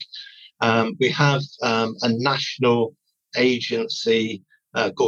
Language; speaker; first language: English; native; English